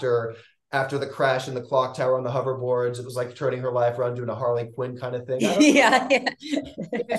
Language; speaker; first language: English; native; English